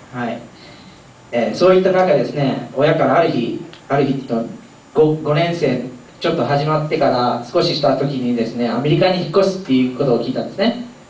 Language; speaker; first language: Japanese; early bilingual, other home language; Korean